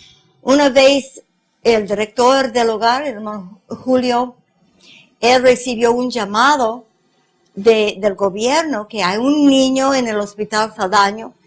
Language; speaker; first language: Spanish; non-native, fluent; English